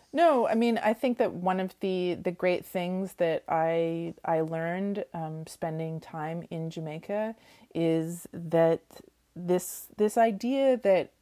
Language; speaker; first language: English; native; English